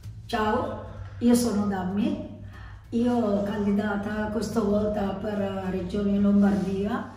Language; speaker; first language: Italian; non-native, learner; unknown